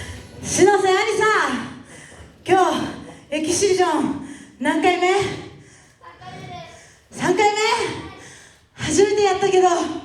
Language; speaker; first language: Japanese; native; Japanese